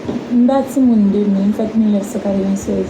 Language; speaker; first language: French; non-native, local second language; Haitian Creole